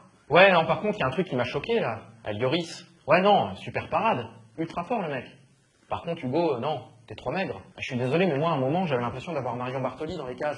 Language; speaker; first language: French; native; French